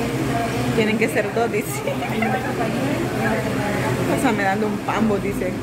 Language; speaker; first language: Spanish; native; Spanish